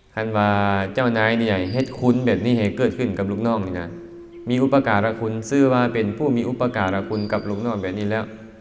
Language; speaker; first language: Thai; non-native, local second language; Northeastern Thai